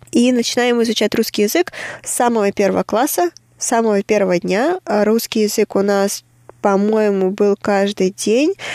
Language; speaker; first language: Russian; native; Russian